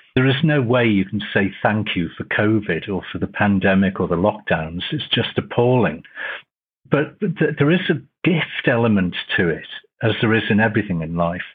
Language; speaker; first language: English; native; English